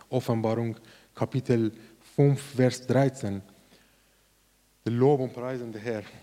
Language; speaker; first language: German; non-native, learner; Persian